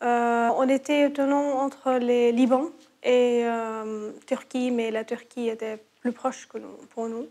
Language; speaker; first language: French; non-native, learner; Arabic